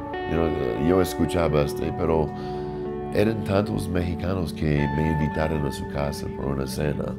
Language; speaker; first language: Spanish; non-native, learner; English